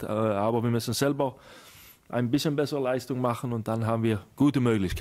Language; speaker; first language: German; non-native, fluent; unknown